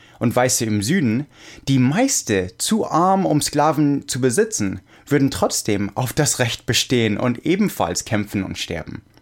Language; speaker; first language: German; non-native, fluent; English